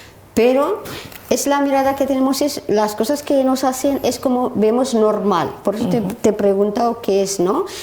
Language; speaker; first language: Spanish; non-native, learner; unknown